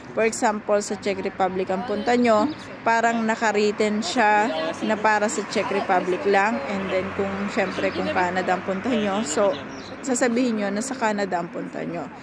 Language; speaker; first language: Filipino; native; Filipino